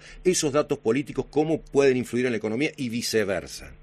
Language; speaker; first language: Spanish; native; Spanish